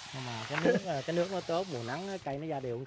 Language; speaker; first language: Vietnamese; native; Vietnamese